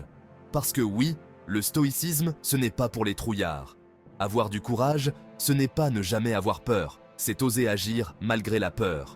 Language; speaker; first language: French; native; French